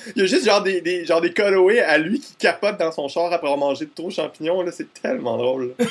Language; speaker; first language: French; native; French